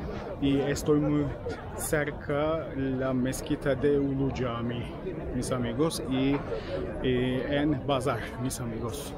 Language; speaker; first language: Spanish; non-native, learner; Turkish